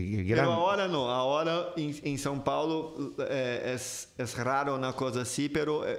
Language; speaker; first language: Spanish; non-native, fluent; Portuguese